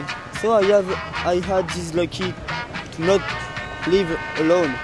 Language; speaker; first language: English; non-native, learner; French